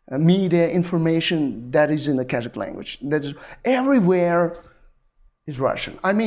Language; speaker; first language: English; non-native, learner; Kazakh